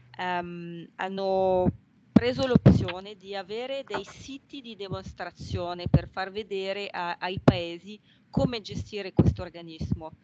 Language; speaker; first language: Italian; non-native, fluent; French